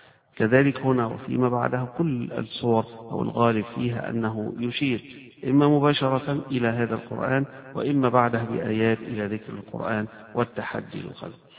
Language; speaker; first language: Arabic; native; Arabic